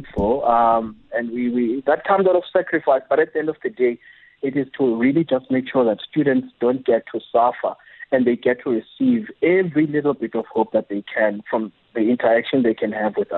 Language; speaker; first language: English; non-native, local second language; Xhosa